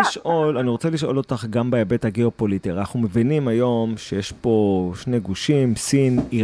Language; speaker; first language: Hebrew; native; Hebrew